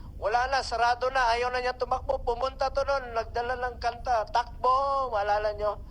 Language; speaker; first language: Filipino; non-native, local second language; Cebuano